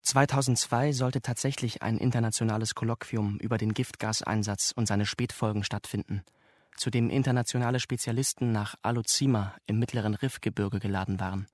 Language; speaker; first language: German; native; German